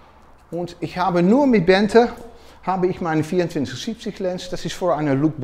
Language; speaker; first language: German; non-native, learner; Dutch